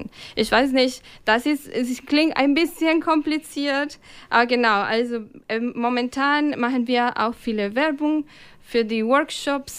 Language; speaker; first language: German; non-native, fluent; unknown